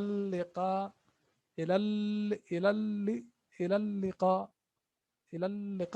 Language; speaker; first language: Arabic; non-native, fluent; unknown